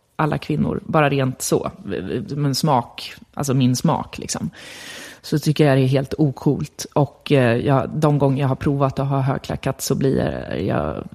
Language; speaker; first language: Swedish; native; Swedish